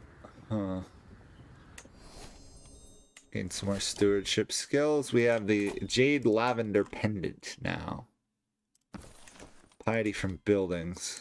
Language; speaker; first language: English; native; English